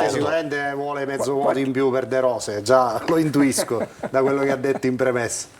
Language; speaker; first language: Italian; native; Italian